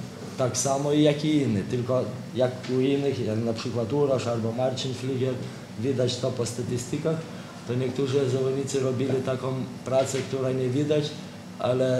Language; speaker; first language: Polish; non-native, fluent; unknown